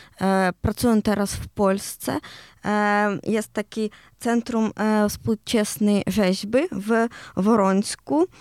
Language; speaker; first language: Polish; non-native, learner; Ukrainian